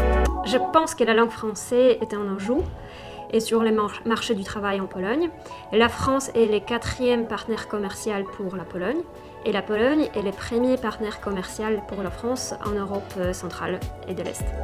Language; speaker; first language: French; non-native, fluent; Polish